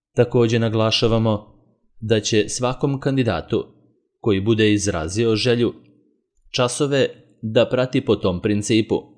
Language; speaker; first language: Serbian; native; Serbian